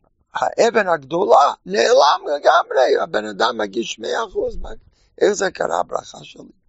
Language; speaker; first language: Hebrew; non-native, fluent; English